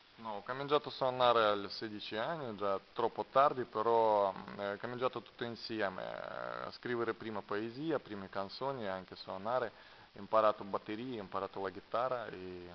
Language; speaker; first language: Italian; non-native, learner; Russian